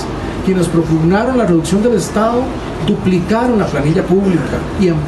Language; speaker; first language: Spanish; native; Spanish